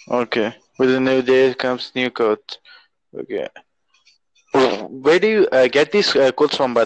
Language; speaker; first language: English; non-native, local second language; Urdu